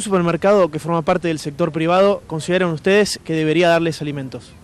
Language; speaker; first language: Spanish; native; Spanish